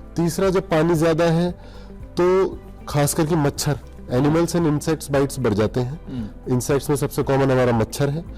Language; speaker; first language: Hindi; native; Hindi